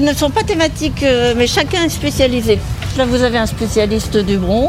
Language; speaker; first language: French; native; French